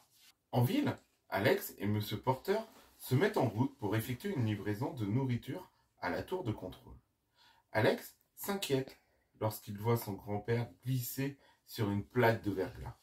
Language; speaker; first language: French; native; French